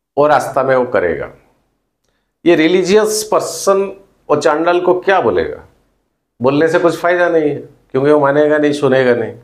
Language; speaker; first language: Hindi; non-native, local second language; Odia